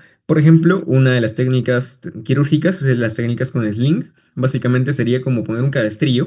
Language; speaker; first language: Spanish; native; Spanish